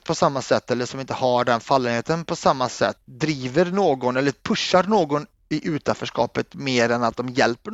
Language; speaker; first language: Swedish; early bilingual, other home language; Arabic